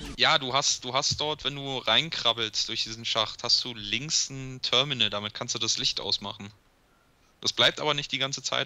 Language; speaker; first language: German; native; German